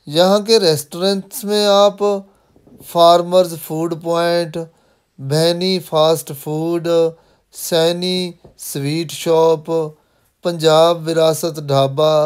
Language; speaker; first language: Hindi; non-native, local second language; Punjabi